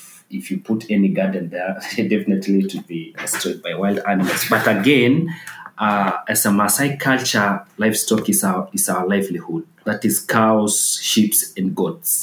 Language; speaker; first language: English; non-native, local second language; Masai